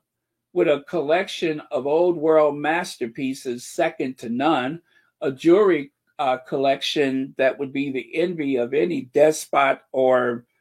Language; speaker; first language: English; native; English